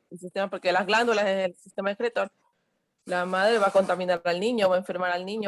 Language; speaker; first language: Spanish; native; Spanish